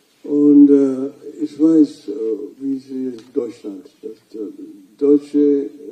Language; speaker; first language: German; non-native, fluent; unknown